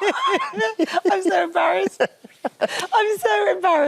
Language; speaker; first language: English; native; English